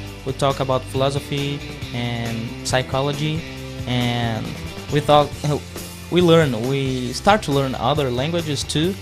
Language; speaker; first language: English; non-native, fluent; Portuguese